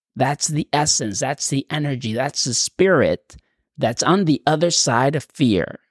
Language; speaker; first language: English; early bilingual, other home language; Spanish